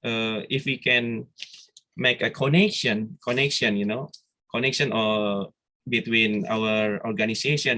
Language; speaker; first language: English; non-native, fluent; Indonesian